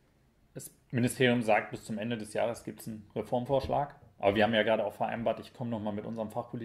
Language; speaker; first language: German; native; German